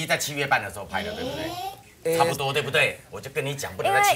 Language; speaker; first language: Chinese; native; Chinese